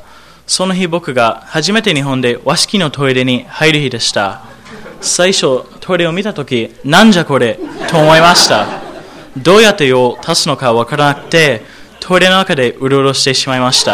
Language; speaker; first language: Japanese; non-native, learner; English